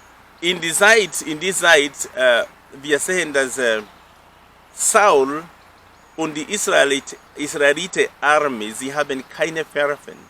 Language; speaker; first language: German; non-native, fluent; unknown